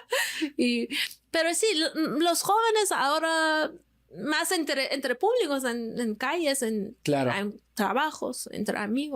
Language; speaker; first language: Spanish; non-native, fluent; Persian